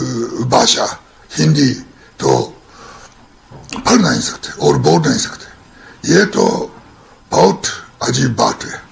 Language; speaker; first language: Hindi; non-native, fluent; Japanese